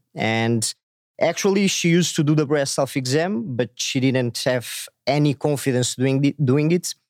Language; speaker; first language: English; non-native, fluent; Portuguese